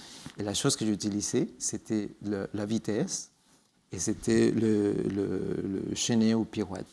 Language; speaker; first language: French; non-native, fluent; Spanish